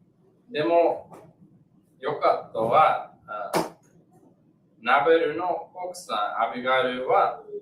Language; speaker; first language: Japanese; non-native, learner; English